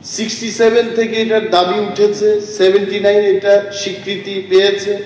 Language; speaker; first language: Bangla; non-native, local second language; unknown